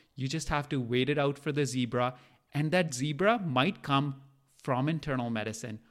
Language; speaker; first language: English; non-native, local second language; Punjabi